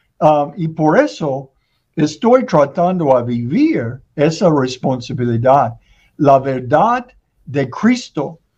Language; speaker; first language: Spanish; non-native, learner; English